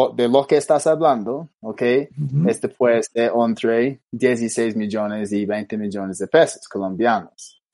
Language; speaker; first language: Spanish; non-native, fluent; English